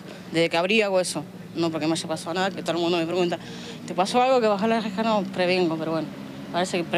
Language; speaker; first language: Spanish; native; Spanish